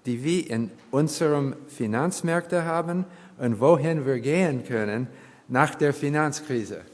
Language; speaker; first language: German; non-native, learner; English